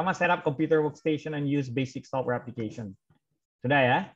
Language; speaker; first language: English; non-native, fluent; Indonesian